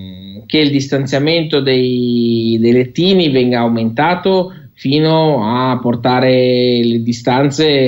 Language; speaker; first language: Italian; native; Italian